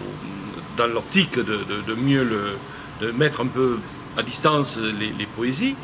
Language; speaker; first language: French; native; French